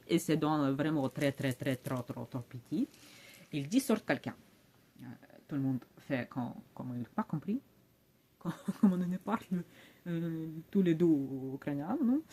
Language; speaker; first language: French; non-native, learner; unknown